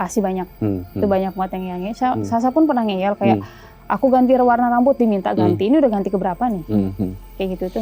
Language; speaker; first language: Indonesian; native; Indonesian